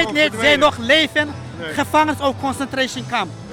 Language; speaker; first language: Dutch; non-native, learner; Uyghur